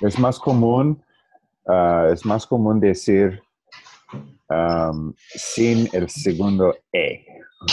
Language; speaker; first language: Spanish; non-native, learner; English